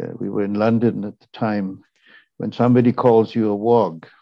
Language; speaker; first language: English; non-native, local second language; Tamil